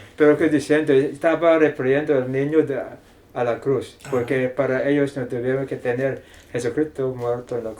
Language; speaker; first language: Spanish; non-native, fluent; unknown